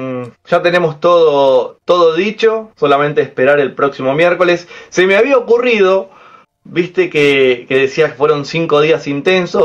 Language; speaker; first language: Spanish; native; Spanish